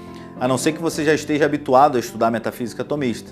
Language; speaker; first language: Portuguese; native; Portuguese